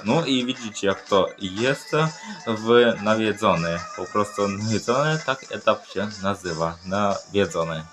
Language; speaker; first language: Polish; early bilingual, other home language; Ukrainian